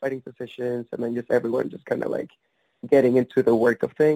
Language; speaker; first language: English; non-native, fluent; Spanish